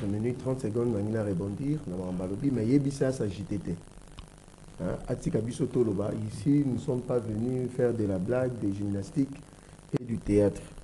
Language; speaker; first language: French; non-native, local second language; Lingala